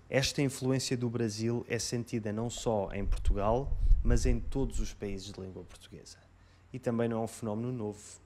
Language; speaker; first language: Portuguese; native; Portuguese